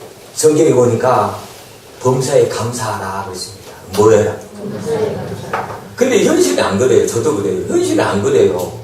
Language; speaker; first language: Korean; native; Korean